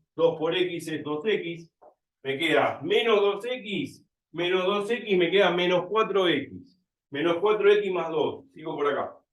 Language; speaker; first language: Spanish; native; Spanish